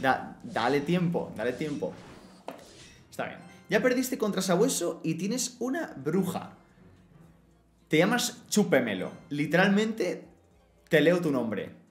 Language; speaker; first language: Spanish; native; Spanish